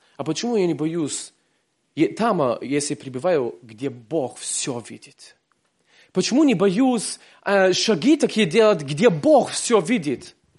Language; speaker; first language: Russian; early bilingual, heritage; Russian